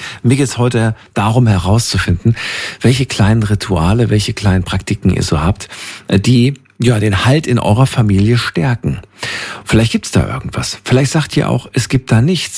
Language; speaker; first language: German; native; German